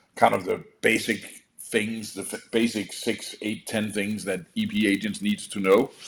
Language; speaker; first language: English; non-native, fluent; Danish